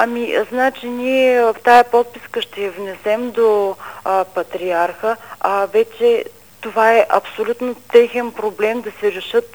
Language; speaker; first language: Bulgarian; native; Bulgarian